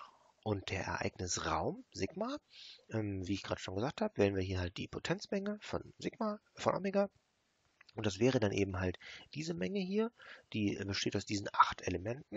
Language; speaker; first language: German; native; German